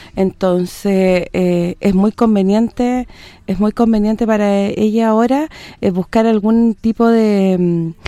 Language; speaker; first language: Spanish; native; Spanish